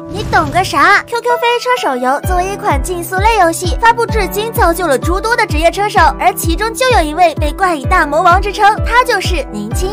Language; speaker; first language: Chinese; native; Chinese